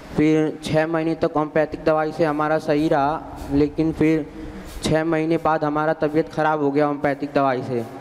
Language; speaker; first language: Hindi; native; Hindi